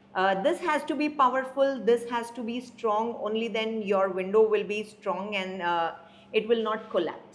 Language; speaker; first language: English; non-native, local second language; Telugu